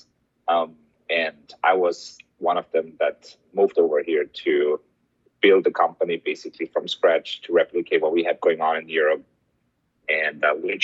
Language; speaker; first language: English; non-native, fluent; German